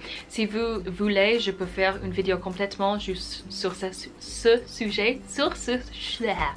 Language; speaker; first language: French; non-native, fluent; English